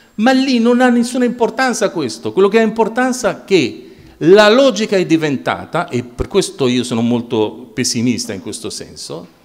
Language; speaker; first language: Italian; non-native, fluent; Arabic